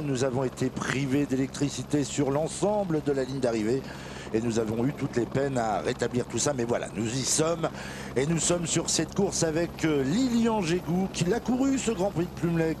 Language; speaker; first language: French; native; French